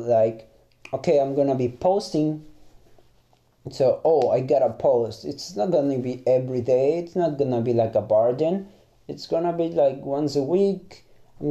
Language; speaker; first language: English; non-native, fluent; Spanish